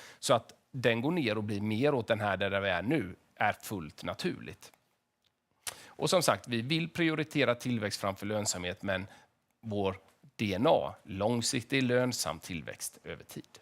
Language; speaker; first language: Swedish; native; Swedish